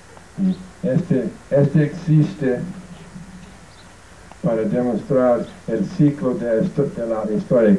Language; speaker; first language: Spanish; non-native, fluent; English